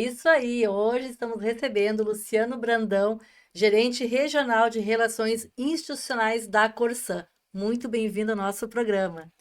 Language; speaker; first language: Portuguese; native; Portuguese